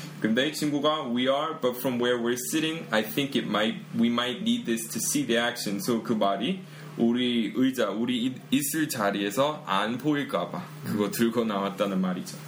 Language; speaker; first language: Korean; non-native, fluent; English